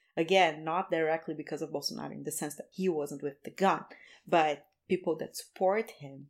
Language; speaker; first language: English; non-native, fluent; Portuguese